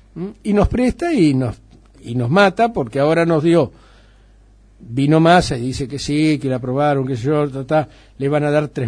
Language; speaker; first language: Spanish; native; Spanish